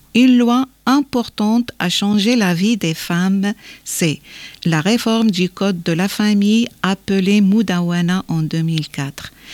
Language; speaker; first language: French; non-native, local second language; Arabic